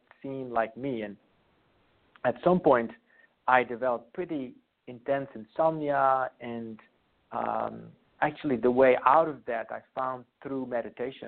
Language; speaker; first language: English; non-native, fluent; Western Frisian